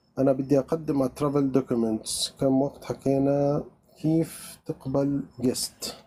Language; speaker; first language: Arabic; native; Arabic